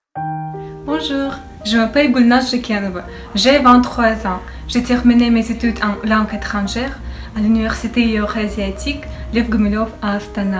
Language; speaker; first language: French; non-native, fluent; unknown